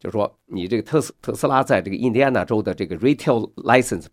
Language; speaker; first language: Chinese; native; Chinese